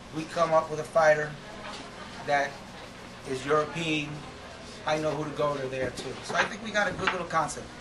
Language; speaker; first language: English; native; English